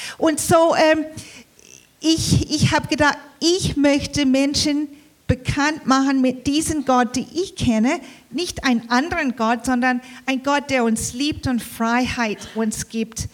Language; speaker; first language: German; early bilingual, heritage; English